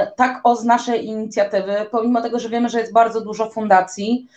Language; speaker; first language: Polish; native; Polish